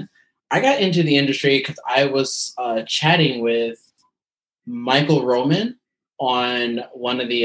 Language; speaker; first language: English; native; English